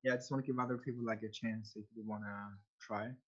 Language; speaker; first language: English; non-native, fluent; Chinese